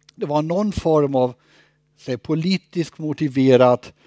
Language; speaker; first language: Swedish; non-native, fluent; German